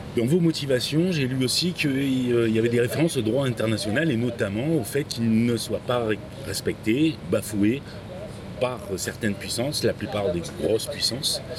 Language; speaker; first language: French; native; French